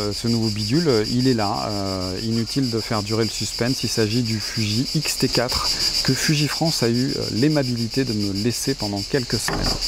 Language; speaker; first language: French; native; French